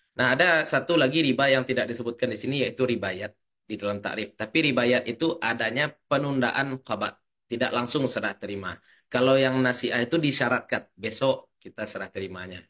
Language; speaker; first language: Indonesian; native; Indonesian